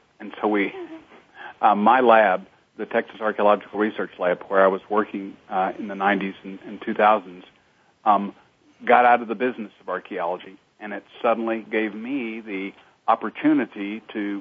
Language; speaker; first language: English; native; English